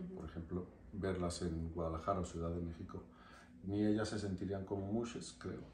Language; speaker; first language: Spanish; native; Spanish